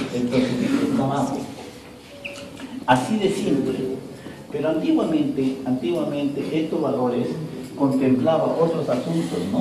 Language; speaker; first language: Spanish; native; Spanish